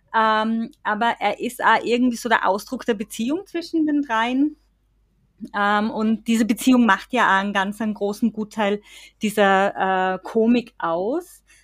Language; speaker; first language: German; native; German